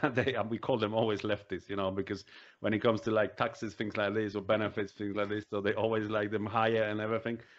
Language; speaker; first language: English; non-native, fluent; Polish